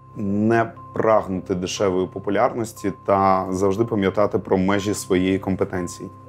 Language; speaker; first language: Ukrainian; non-native, local second language; Russian